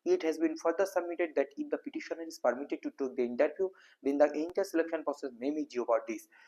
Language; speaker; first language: English; non-native, local second language; Bangla